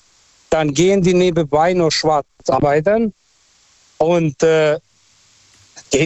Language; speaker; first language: German; non-native, fluent; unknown